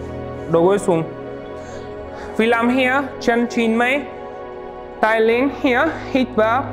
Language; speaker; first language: Vietnamese; non-native, learner; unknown